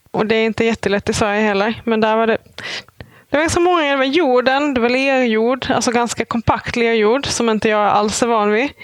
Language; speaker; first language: Swedish; native; Swedish